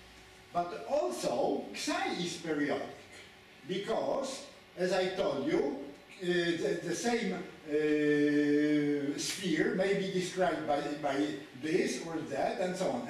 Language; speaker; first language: English; non-native, fluent; Polish